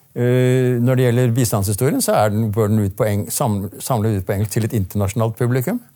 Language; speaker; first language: Norwegian; native; Norwegian